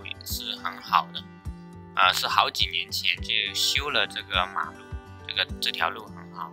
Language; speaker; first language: Chinese; native; Chinese